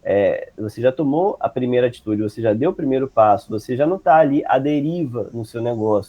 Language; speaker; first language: Portuguese; native; Portuguese